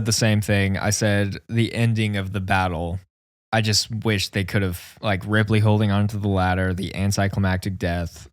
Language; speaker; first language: English; native; English